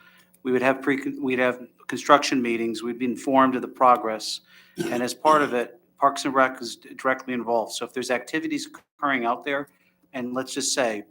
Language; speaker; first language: English; native; English